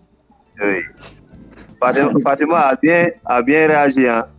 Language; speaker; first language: French; non-native, local second language; Wolof